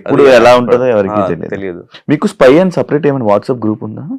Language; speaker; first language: Telugu; native; Telugu